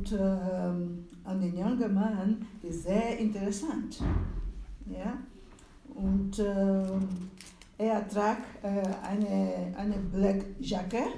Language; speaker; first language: German; non-native, learner; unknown